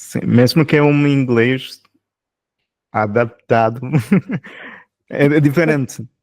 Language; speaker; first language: Portuguese; non-native, fluent; Spanish